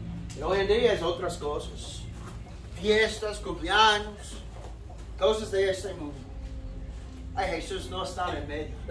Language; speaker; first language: Spanish; non-native, fluent; English